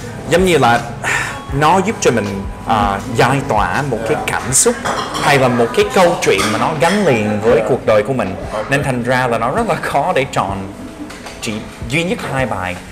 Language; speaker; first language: Vietnamese; non-native, fluent; English